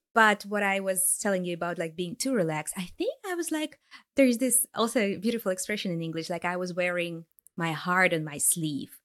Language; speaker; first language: English; non-native, fluent; Ukrainian